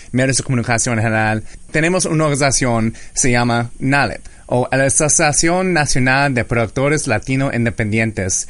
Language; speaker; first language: Spanish; early bilingual, heritage; English